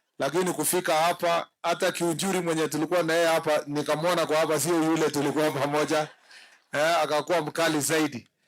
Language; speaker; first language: Swahili; non-native, local second language; Kalenjin